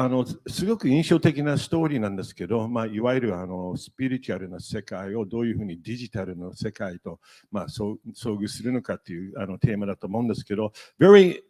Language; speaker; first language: Japanese; native; Japanese